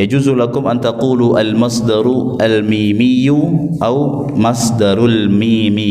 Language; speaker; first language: Arabic; non-native, fluent; Indonesian